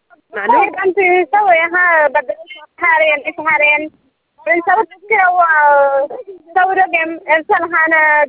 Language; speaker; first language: Arabic; non-native, learner; Bangla